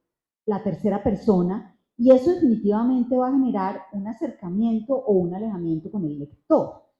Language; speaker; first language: Spanish; native; Spanish